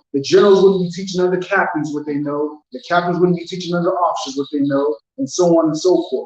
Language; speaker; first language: English; native; English